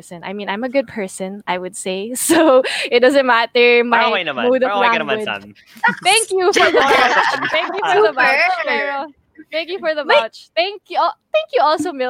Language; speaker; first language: English; native; English